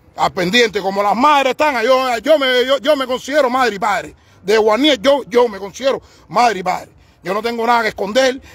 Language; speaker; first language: Spanish; native; Spanish